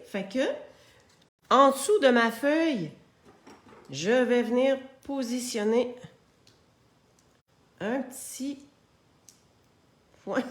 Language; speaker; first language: French; native; French